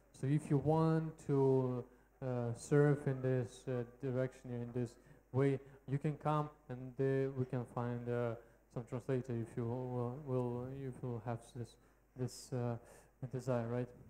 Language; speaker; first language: English; non-native, fluent; Russian